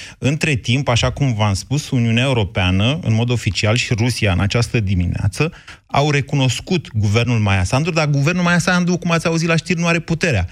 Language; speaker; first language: Romanian; native; Romanian